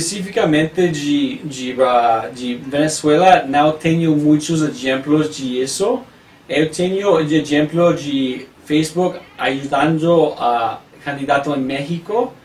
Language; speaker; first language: Portuguese; non-native, learner; English